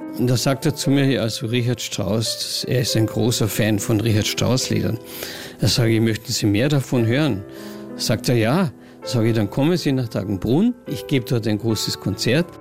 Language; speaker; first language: German; native; German